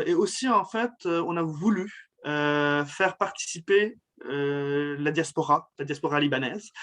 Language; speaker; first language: French; non-native, local second language; Arabic